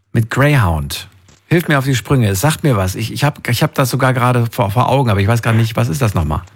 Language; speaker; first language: German; native; German